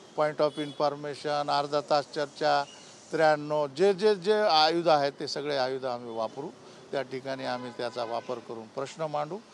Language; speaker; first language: Marathi; non-native, local second language; Lambadi